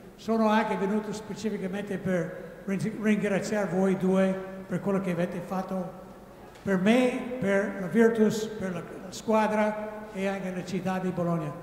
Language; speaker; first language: Italian; non-native, fluent; English